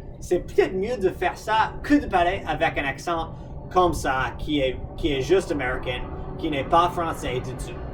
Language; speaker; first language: French; non-native, fluent; English